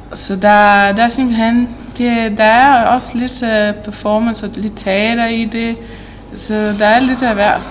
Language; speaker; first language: Danish; non-native, fluent; Portuguese